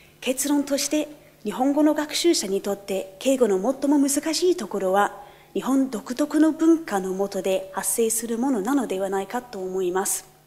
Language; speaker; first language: Japanese; non-native, fluent; English